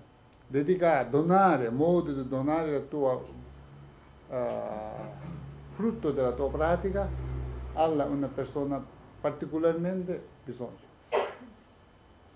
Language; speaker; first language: Italian; non-native, learner; Tibetan